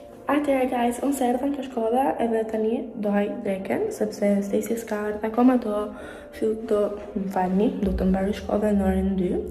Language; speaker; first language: Albanian; early bilingual, heritage; Albanian